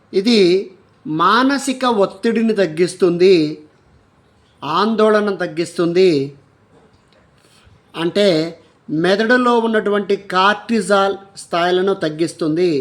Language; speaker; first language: Telugu; native; Telugu